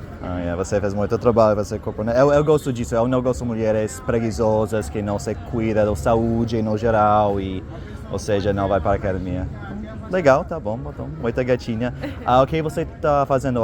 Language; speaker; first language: Portuguese; non-native, learner; English